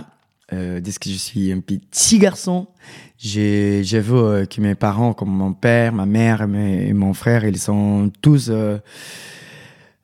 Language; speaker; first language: French; non-native, learner; Portuguese